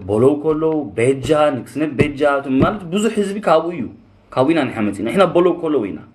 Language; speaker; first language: Tigrinya; early bilingual, heritage; Tigrinya